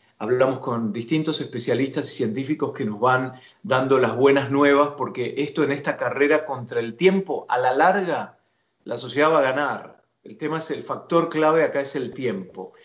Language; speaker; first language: Spanish; native; Spanish